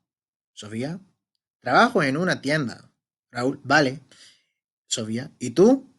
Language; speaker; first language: Spanish; non-native, fluent; Arabic